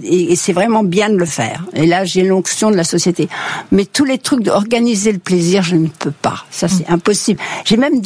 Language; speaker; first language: French; native; French